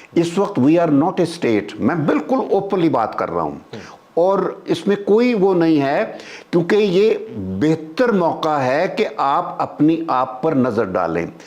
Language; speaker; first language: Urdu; native; Urdu